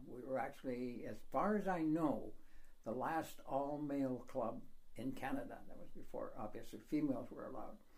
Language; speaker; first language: English; native; English